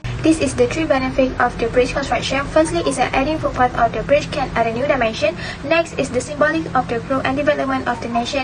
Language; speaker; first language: English; non-native, local second language; Malay